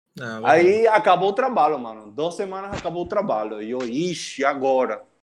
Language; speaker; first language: Portuguese; non-native, fluent; Spanish